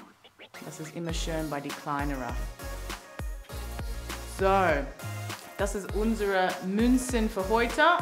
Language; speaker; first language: German; non-native, learner; English